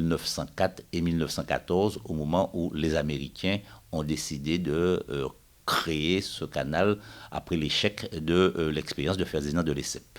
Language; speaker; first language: French; native; French